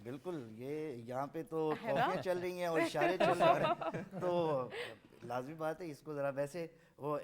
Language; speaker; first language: Urdu; non-native, local second language; Saraiki